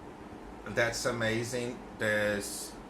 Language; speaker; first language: English; non-native, fluent; Portuguese